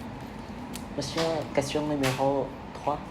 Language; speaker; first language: French; non-native, learner; Khmer